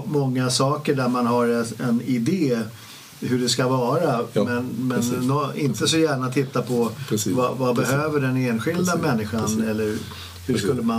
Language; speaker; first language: Swedish; native; Swedish